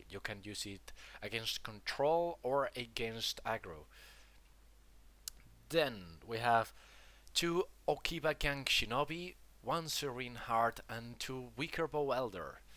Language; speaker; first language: English; non-native, fluent; Spanish